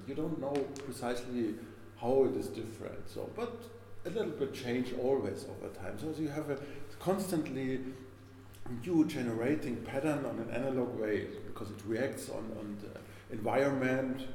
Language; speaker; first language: English; non-native, fluent; German